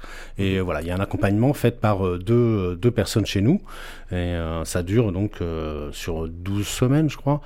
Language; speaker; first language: French; native; French